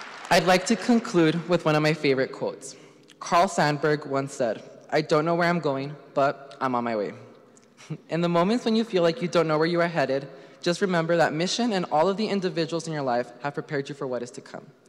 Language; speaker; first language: English; early bilingual, other home language; Spanish